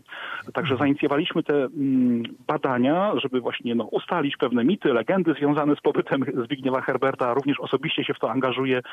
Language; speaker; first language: Polish; native; Polish